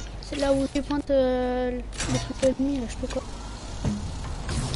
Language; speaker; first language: French; native; French